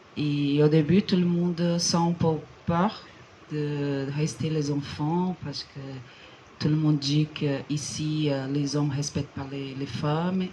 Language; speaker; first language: French; non-native, fluent; Portuguese